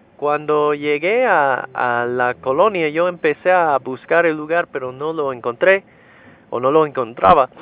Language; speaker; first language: Spanish; non-native, fluent; English